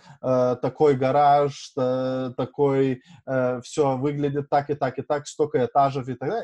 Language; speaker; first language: Russian; non-native, fluent; Lithuanian